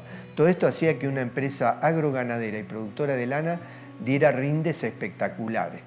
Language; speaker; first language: Spanish; native; Spanish